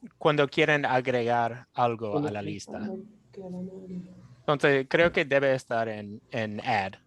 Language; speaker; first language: Spanish; non-native, fluent; English